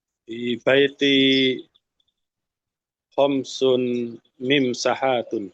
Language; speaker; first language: Arabic; non-native, learner; Indonesian